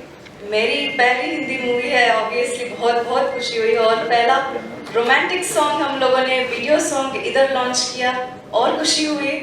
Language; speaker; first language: Hindi; non-native, local second language; Kannada